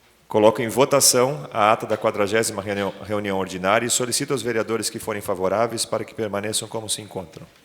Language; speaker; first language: Portuguese; native; Portuguese